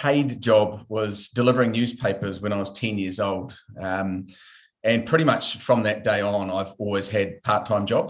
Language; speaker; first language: English; native; English